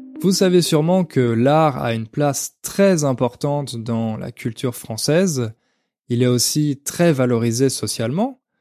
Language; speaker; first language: French; native; French